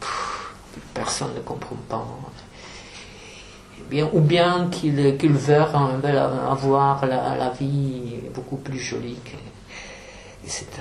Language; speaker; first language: French; non-native, fluent; Czech